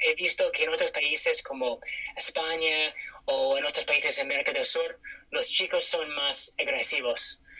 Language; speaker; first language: Spanish; non-native, fluent; English